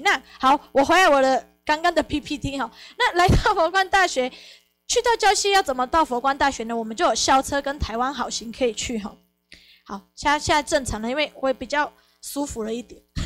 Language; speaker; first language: Chinese; non-native, fluent; Spanish